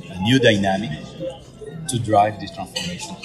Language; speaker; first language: English; non-native, fluent; Spanish